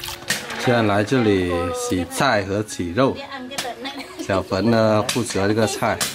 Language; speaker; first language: Chinese; non-native, learner; Vietnamese